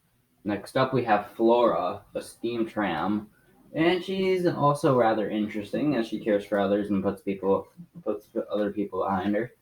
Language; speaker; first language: English; native; English